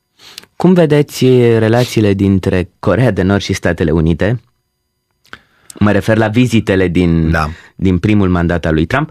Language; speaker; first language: Romanian; native; Romanian